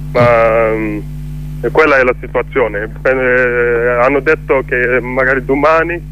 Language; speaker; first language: Italian; non-native, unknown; Swedish